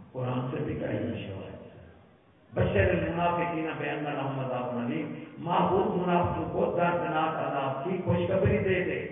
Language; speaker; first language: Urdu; non-native, local second language; Punjabi